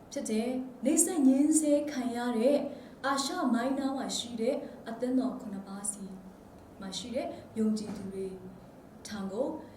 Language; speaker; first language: Burmese; non-native, local second language; Kachin